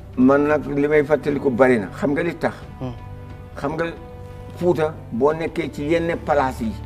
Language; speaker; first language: Wolof; non-native, local second language; Fula